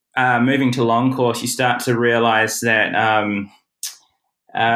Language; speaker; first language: English; native; English